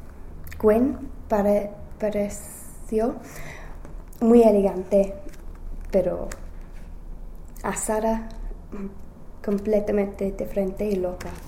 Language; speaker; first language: Spanish; non-native, learner; English